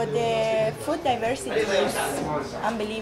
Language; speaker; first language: English; non-native, fluent; Italian